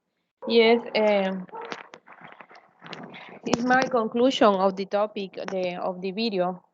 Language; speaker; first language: English; non-native, learner; Spanish